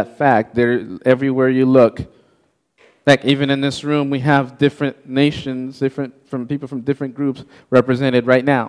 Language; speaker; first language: English; non-native, fluent; Haitian Creole